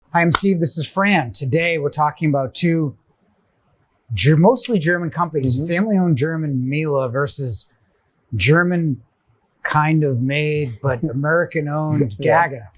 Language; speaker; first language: English; native; English